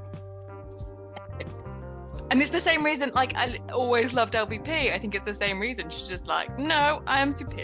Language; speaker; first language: English; native; English